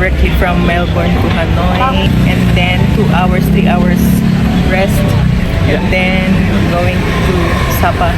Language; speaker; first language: English; non-native, local second language; Filipino